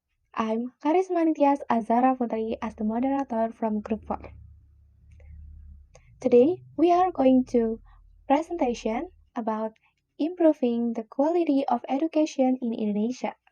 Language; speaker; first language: English; non-native, learner; Indonesian